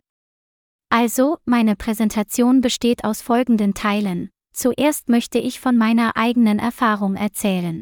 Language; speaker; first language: German; non-native, learner; Vietnamese